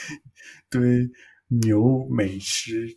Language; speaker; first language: Chinese; non-native, learner; English